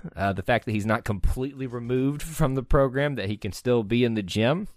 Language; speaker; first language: English; native; English